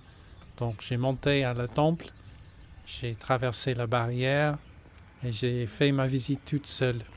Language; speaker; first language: French; non-native, fluent; English